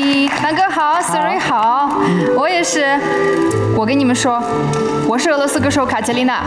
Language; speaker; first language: Chinese; non-native, learner; Russian